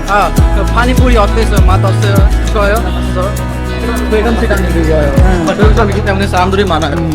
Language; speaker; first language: Korean; non-native, learner; Hindi